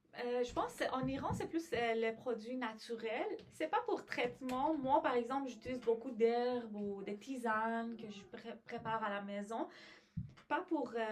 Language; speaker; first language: French; non-native, fluent; Persian